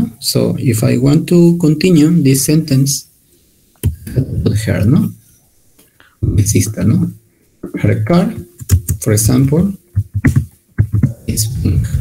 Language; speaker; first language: English; non-native, learner; Spanish